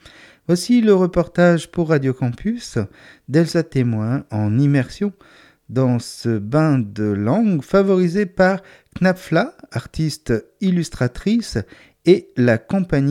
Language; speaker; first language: French; native; French